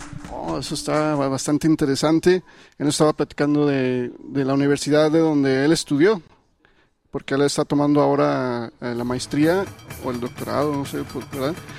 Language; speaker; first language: Spanish; native; Spanish